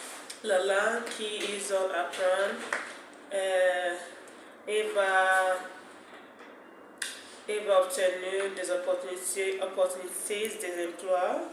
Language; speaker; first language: French; non-native, fluent; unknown